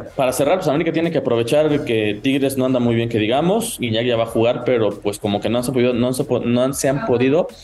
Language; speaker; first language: Spanish; native; Spanish